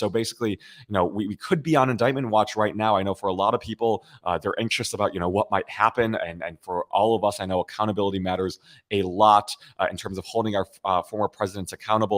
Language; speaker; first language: English; native; English